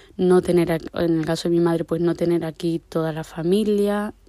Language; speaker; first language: Spanish; native; Spanish